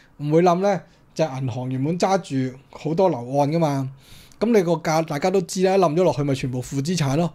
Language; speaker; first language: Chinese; non-native, local second language; Cantonese